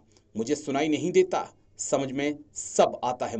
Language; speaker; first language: Hindi; native; Hindi